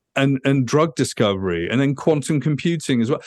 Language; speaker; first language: English; native; English